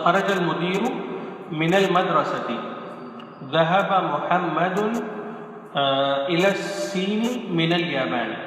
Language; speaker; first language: Arabic; non-native, learner; Urdu